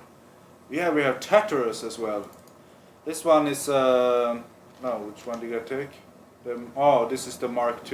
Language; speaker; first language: English; non-native, fluent; Swedish